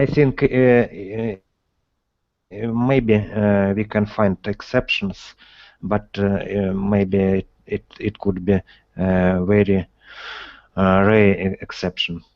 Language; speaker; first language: English; non-native, learner; Russian